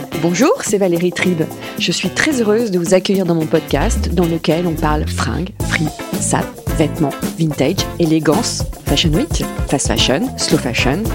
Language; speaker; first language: French; native; French